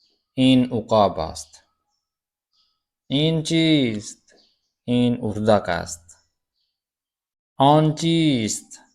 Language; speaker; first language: Persian; non-native, fluent; Urdu